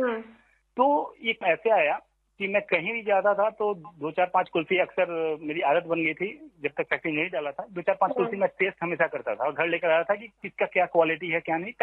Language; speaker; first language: Hindi; native; Hindi